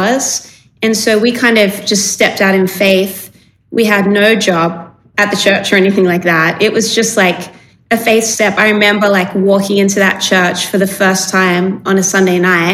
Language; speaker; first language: English; native; English